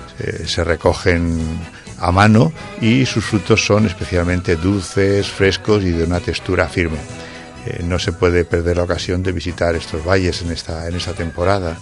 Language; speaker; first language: Spanish; native; Spanish